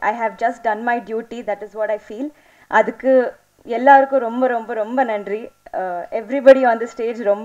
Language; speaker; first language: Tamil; non-native, local second language; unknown